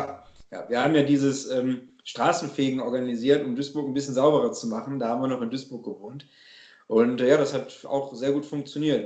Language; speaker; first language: German; native; German